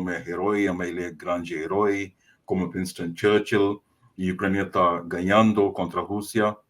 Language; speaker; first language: Portuguese; non-native, fluent; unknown